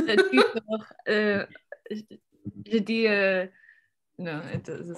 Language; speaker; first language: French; non-native, learner; English